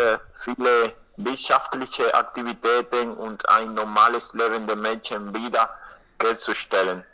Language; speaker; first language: German; non-native, learner; Spanish